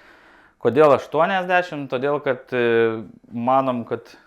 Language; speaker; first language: Lithuanian; native; Lithuanian